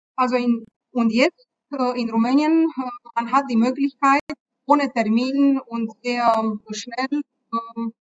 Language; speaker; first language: German; non-native, fluent; Romanian